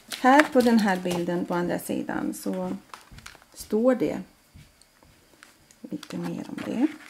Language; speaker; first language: Swedish; non-native, fluent; Latvian